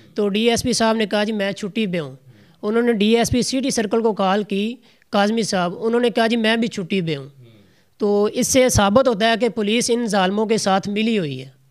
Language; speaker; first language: Urdu; non-native, local second language; Punjabi